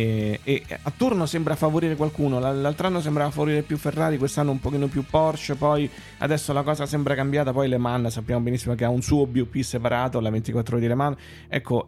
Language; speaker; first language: Italian; native; Italian